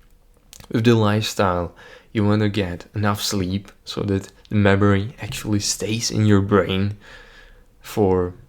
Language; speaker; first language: English; non-native, fluent; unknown